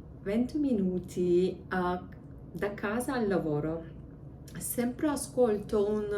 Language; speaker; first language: Italian; non-native, learner; English